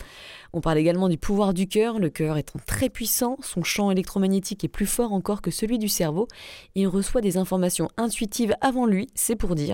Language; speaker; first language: French; native; French